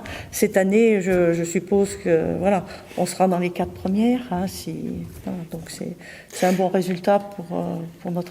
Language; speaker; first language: French; native; French